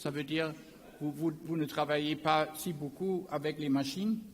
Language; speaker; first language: French; non-native, learner; German